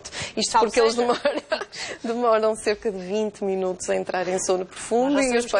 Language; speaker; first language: Portuguese; native; Portuguese